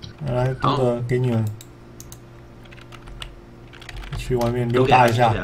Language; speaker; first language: Chinese; native; Chinese